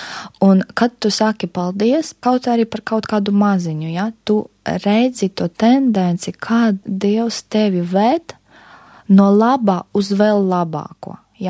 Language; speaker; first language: Latvian; non-native, local second language; Russian